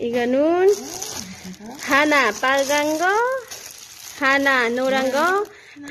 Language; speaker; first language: Korean; non-native, learner; Nepali